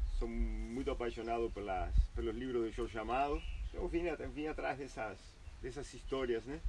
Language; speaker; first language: Portuguese; non-native, fluent; Spanish